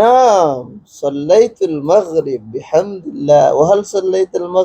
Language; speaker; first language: Arabic; non-native, fluent; Bangla